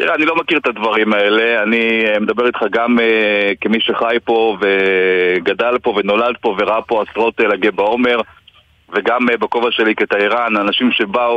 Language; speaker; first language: Hebrew; native; Hebrew